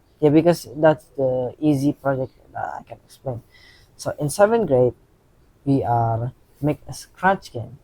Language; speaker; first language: English; non-native, learner; Indonesian